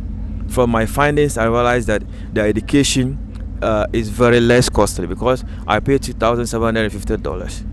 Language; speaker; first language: English; native; English